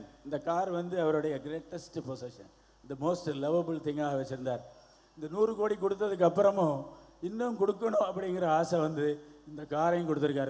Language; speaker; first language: Tamil; native; Tamil